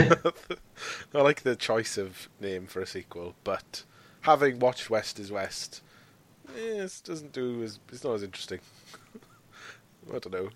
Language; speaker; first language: English; native; English